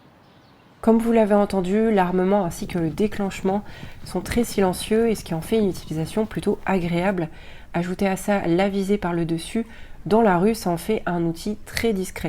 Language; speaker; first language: French; native; French